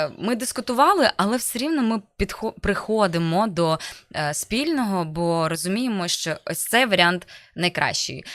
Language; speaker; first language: Ukrainian; native; Ukrainian